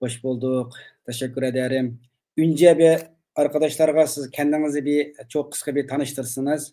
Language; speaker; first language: Turkish; non-native, learner; Uyghur